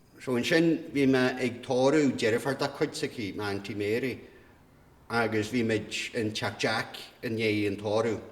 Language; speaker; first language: Irish; native; Irish